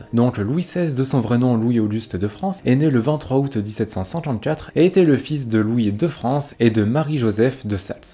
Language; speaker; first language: French; native; French